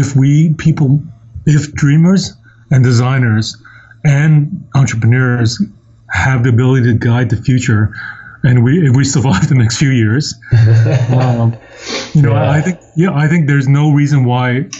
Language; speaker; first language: English; non-native, local second language; Cantonese